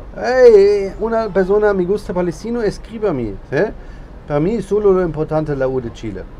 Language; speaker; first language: Spanish; non-native, learner; German